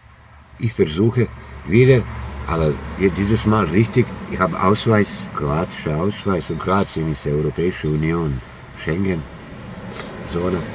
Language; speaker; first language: German; non-native, learner; Croatian